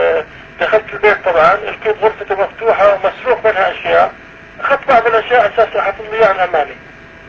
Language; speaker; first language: Arabic; native; Arabic